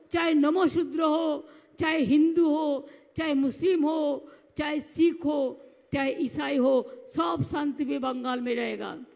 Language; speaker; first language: Hindi; non-native, local second language; Bangla